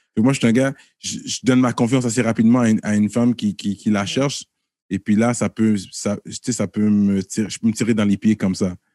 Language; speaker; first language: French; early bilingual, other home language; Haitian Creole